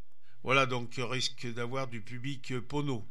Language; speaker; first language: French; native; French